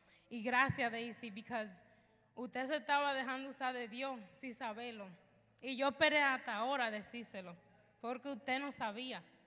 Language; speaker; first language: Spanish; early bilingual, heritage; Spanish